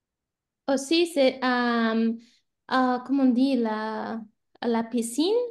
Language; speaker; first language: French; non-native, learner; Spanish